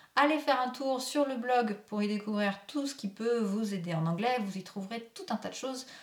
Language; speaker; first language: French; native; French